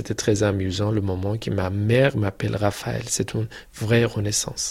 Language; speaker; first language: French; non-native, fluent; Persian